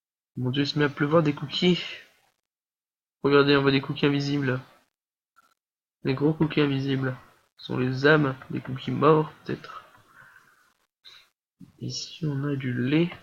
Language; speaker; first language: French; native; French